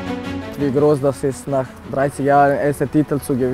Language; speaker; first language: German; non-native, fluent; Serbian